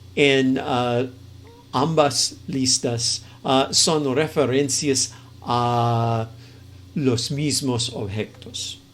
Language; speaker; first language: Spanish; non-native, fluent; English